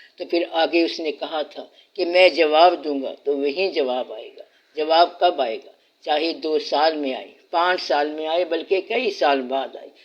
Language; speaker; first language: Urdu; non-native, local second language; Punjabi